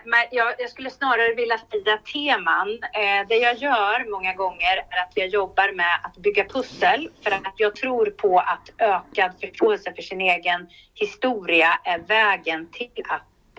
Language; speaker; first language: Swedish; native; Swedish